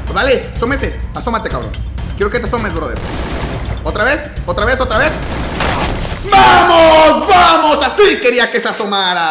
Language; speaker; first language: Spanish; native; Spanish